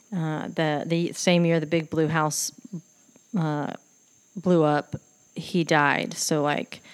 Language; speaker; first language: English; native; English